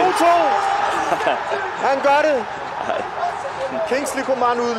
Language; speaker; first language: Danish; native; Danish